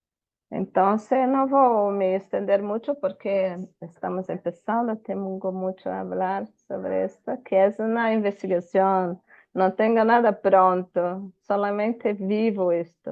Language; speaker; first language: Spanish; non-native, fluent; Portuguese